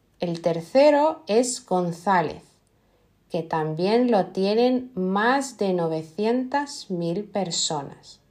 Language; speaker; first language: Spanish; non-native, fluent; Lithuanian